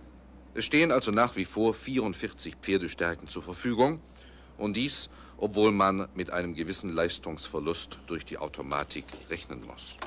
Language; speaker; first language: German; native; German